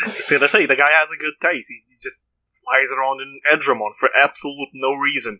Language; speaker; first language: English; non-native, fluent; Portuguese